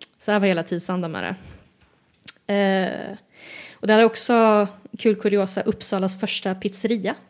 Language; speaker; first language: Swedish; native; Swedish